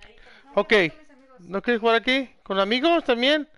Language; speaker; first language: Spanish; native; Spanish